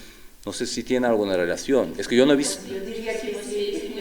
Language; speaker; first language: Spanish; non-native, fluent; Turkish